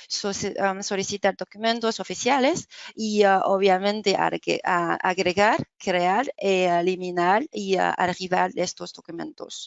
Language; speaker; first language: Spanish; non-native, fluent; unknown